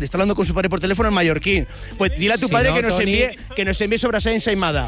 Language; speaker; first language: Spanish; native; Spanish